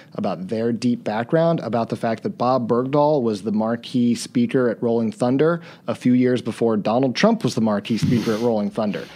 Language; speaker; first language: English; native; English